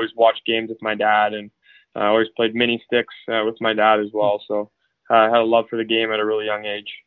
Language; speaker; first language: English; native; English